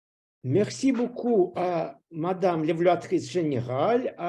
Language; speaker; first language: French; non-native, fluent; Russian